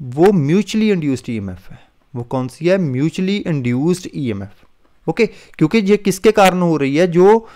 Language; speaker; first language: Hindi; non-native, local second language; Punjabi